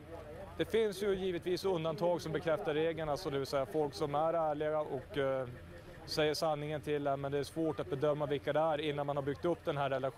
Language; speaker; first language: Swedish; native; Swedish